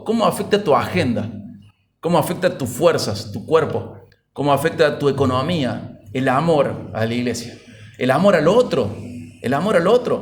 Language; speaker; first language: Spanish; native; Spanish